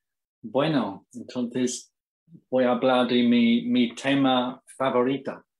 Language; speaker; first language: Spanish; non-native, fluent; English